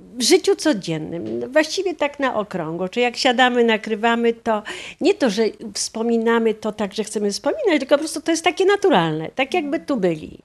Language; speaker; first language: Polish; native; Polish